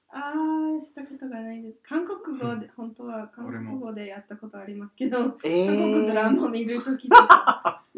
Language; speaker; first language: Japanese; non-native, fluent; English